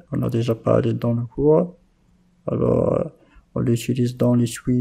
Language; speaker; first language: French; non-native, local second language; Arabic